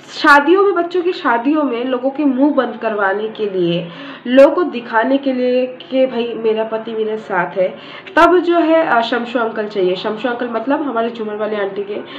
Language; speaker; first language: Hindi; native; Hindi